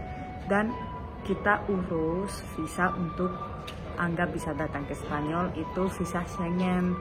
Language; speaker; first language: Indonesian; non-native, fluent; Spanish